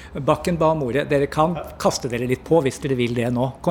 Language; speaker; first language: Norwegian; native; Norwegian